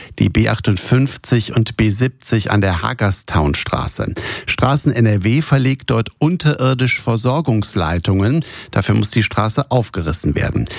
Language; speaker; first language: German; native; German